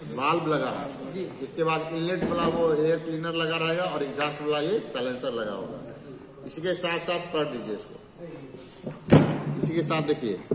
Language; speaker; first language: Hindi; native; Hindi